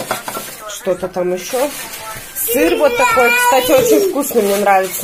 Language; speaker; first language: Russian; native; Russian